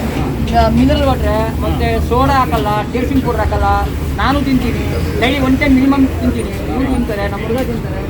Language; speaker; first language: Kannada; native; Kannada